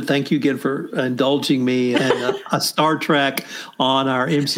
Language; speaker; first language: English; native; English